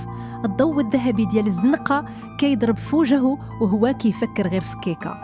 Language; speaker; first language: Arabic; native; Arabic